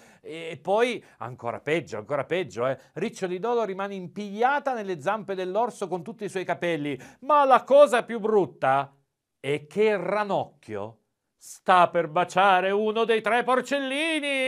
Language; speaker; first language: Italian; native; Italian